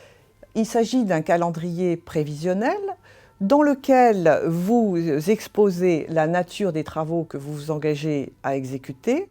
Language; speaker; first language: French; native; French